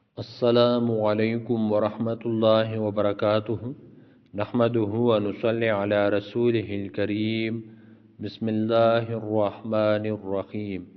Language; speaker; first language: Urdu; native; Urdu